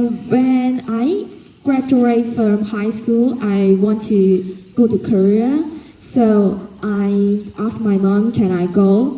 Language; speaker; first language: English; non-native, fluent; Cantonese